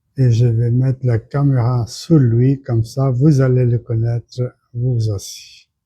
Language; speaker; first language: French; non-native, fluent; Portuguese